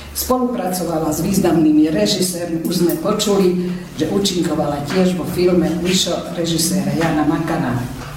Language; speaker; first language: Slovak; early bilingual, heritage; Slovak